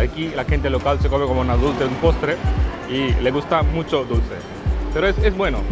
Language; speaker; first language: Spanish; non-native, fluent; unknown